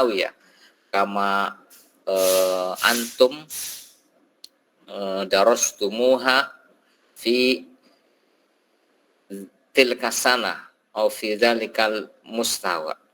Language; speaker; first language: Arabic; non-native, fluent; Indonesian